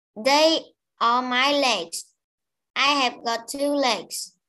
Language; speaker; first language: English; non-native, learner; Vietnamese